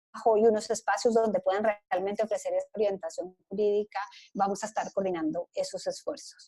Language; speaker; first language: Spanish; native; Spanish